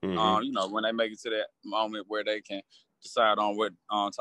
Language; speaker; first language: English; native; English